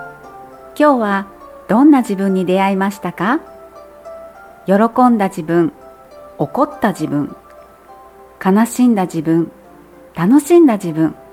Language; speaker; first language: Japanese; native; Japanese